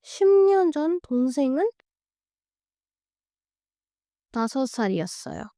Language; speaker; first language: Korean; non-native, fluent; Hindi